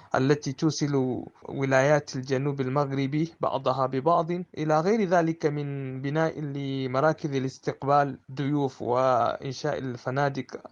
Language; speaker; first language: Arabic; non-native, fluent; Hausa